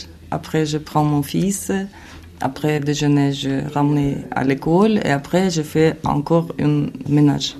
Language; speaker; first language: French; non-native, learner; Ukrainian